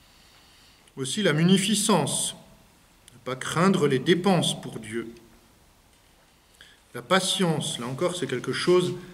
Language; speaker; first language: French; native; French